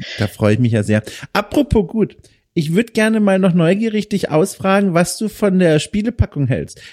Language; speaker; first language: German; native; German